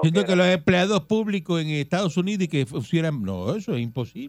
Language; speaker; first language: Spanish; native; Spanish